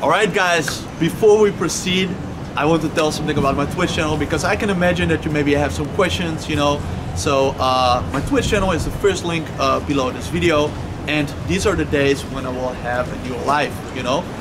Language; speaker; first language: English; non-native, fluent; Dutch